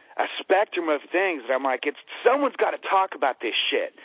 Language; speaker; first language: English; native; English